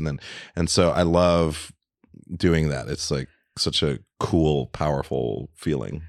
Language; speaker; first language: English; early bilingual, other home language; French